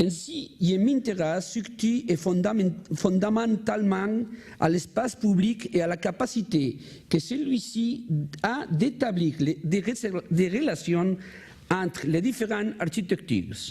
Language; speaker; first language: French; non-native, learner; Spanish